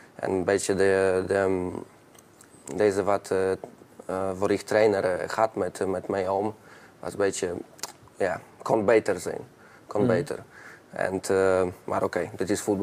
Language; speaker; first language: Dutch; non-native, learner; Polish